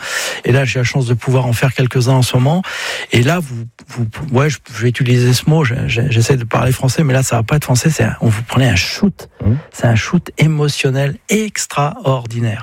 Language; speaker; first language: French; native; French